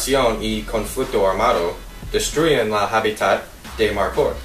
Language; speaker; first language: Spanish; non-native, learner; English